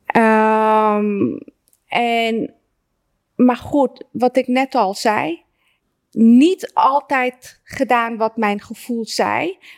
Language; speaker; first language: Dutch; early bilingual, other home language; Persian